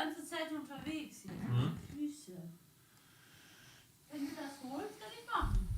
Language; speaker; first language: German; non-native, learner; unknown